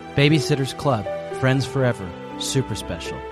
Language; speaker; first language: English; native; English